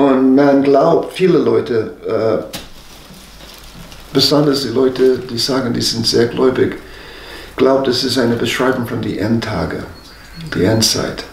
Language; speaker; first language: German; non-native, fluent; English